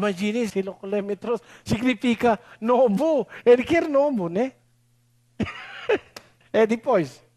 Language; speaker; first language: Portuguese; non-native, learner; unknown